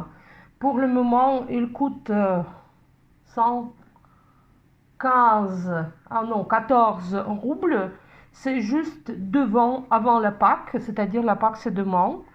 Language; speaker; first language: French; non-native, fluent; Russian